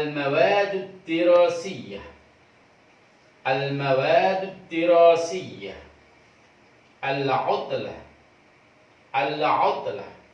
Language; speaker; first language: Arabic; non-native, fluent; Indonesian